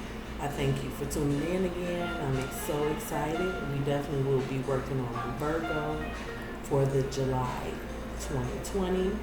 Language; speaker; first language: English; native; English